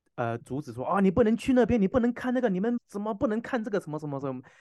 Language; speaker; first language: Chinese; non-native, fluent; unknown